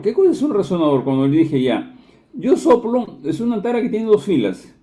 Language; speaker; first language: Spanish; native; Spanish